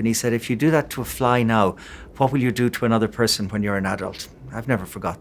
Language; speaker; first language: English; native; English